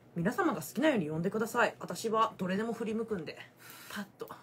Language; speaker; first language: Japanese; native; Japanese